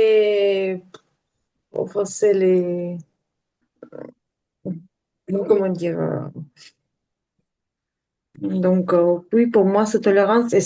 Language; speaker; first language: French; non-native, learner; Ukrainian